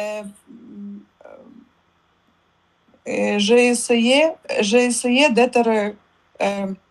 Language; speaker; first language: French; non-native, learner; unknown